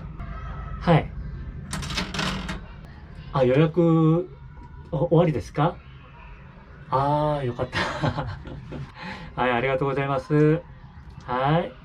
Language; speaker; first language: Japanese; non-native, learner; Korean